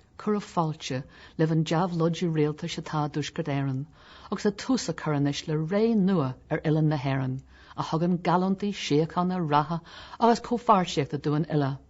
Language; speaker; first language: Irish; non-native, local second language; English